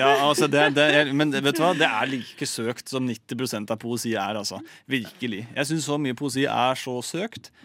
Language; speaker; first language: Norwegian; native; Norwegian